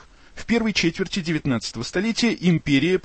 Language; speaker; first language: Russian; native; Russian